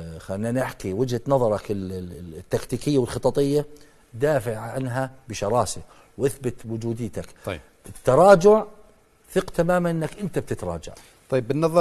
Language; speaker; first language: Arabic; native; Arabic